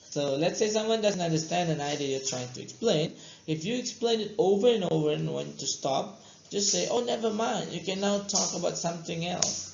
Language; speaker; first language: English; non-native, fluent; Indonesian